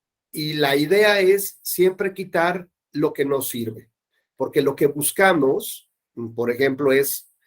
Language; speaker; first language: Spanish; native; Spanish